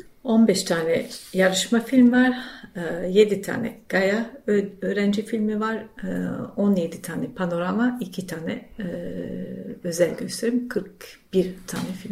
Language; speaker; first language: Turkish; non-native, fluent; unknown